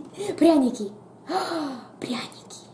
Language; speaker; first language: Russian; early bilingual, heritage; Russian